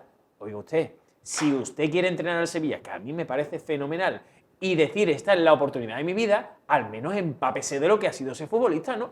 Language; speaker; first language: Spanish; native; Spanish